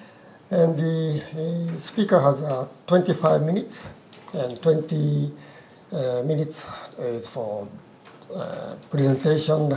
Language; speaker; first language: English; non-native, fluent; Japanese